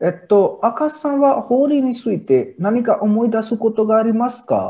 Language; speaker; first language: Japanese; non-native, learner; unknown